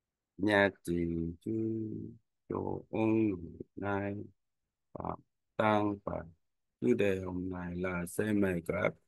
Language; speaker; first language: Vietnamese; non-native, learner; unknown